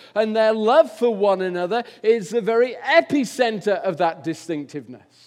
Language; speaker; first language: English; native; English